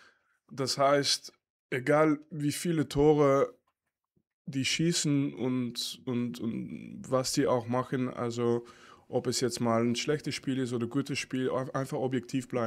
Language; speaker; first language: German; non-native, fluent; French